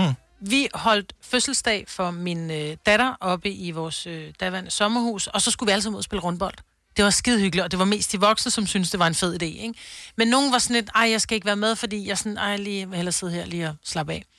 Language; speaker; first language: Danish; native; Danish